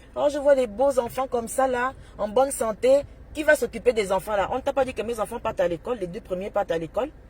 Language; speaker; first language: French; native; French